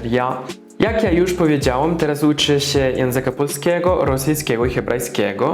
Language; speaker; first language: Polish; non-native, learner; Spanish